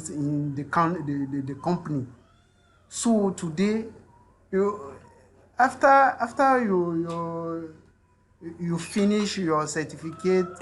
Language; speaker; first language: English; non-native, learner; French